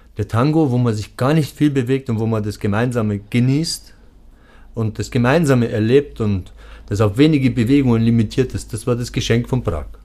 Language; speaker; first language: German; early bilingual, other home language; Turkish